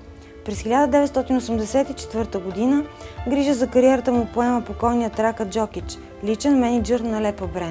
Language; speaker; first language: Bulgarian; native; Bulgarian